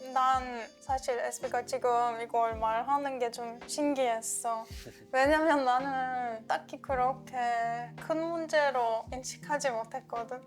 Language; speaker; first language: Korean; non-native, fluent; Turkish